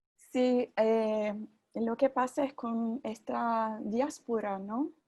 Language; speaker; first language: Spanish; non-native, fluent; Portuguese